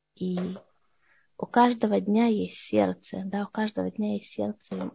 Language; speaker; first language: Russian; early bilingual, heritage; Russian